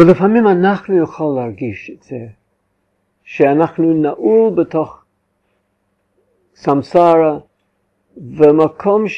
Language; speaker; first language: Hebrew; non-native, fluent; English